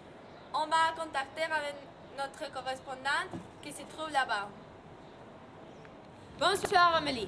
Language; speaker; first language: French; non-native, learner; Spanish